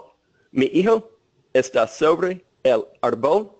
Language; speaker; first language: Spanish; non-native, learner; English